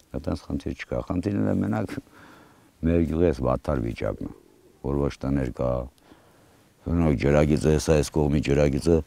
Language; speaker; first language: Armenian; native; Armenian